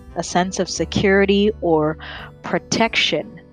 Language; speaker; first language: English; early bilingual, other home language; Rundi